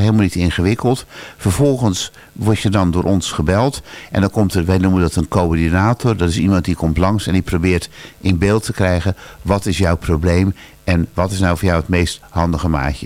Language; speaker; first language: Dutch; native; Dutch